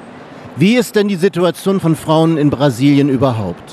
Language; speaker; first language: German; native; German